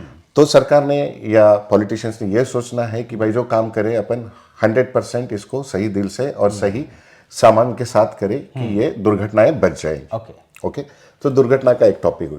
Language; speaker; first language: Hindi; native; Hindi